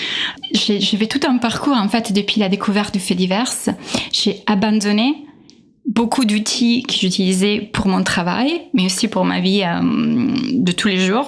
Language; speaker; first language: French; non-native, fluent; Italian